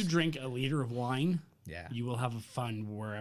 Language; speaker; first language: English; native; English